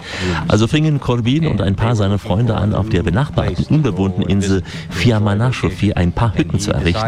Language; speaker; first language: German; native; German